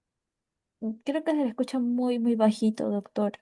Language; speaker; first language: Spanish; native; Spanish